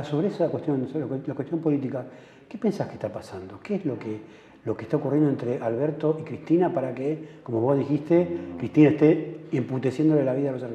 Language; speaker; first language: Spanish; native; Spanish